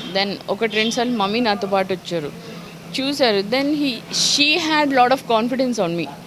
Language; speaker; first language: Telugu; non-native, local second language; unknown